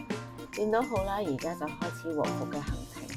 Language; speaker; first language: Cantonese; native; Cantonese